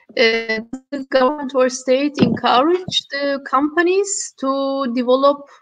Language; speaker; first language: English; non-native, fluent; Turkish